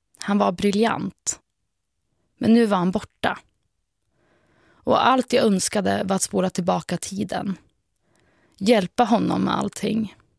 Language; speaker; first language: Swedish; native; Swedish